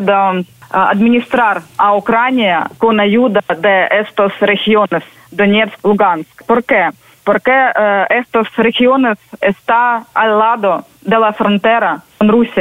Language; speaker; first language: Spanish; non-native, learner; Ukrainian